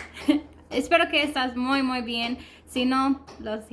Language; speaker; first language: Spanish; non-native, learner; English